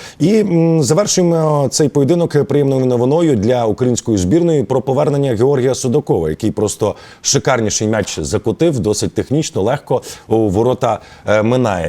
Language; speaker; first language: Ukrainian; native; Ukrainian